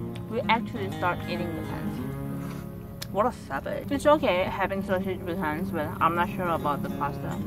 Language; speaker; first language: English; non-native, fluent; Korean